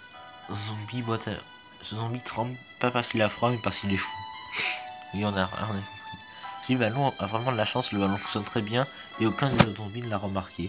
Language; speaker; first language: French; native; French